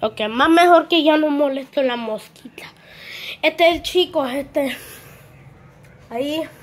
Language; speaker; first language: Spanish; early bilingual, heritage; Spanish